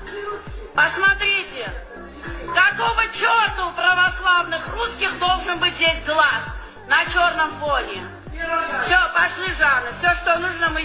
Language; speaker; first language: Russian; non-native, fluent; Armenian